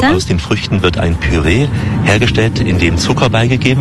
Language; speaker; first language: German; native; German